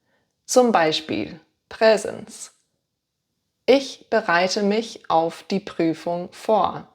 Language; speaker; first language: German; non-native, fluent; English